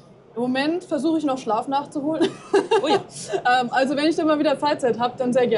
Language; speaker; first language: German; native; German